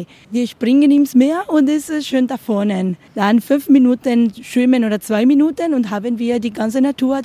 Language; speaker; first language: German; non-native, learner; Spanish